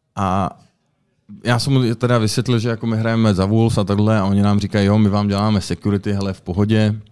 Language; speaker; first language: Czech; native; Czech